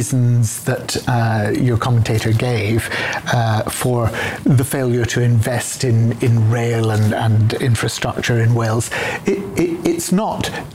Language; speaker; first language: English; native; English